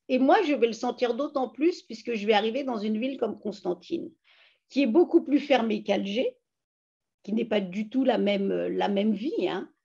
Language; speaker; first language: French; native; French